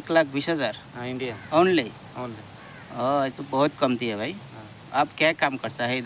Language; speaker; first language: Hindi; non-native, learner; Bangla